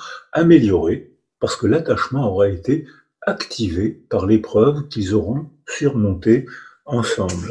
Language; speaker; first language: French; native; French